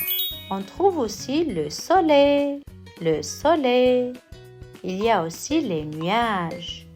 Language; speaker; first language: French; non-native, local second language; Arabic